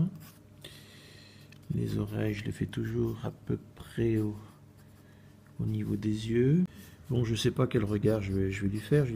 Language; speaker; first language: French; native; French